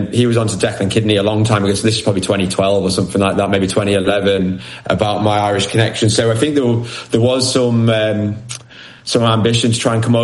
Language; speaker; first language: English; native; English